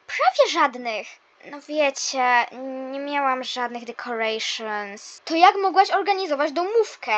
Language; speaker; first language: Polish; native; Polish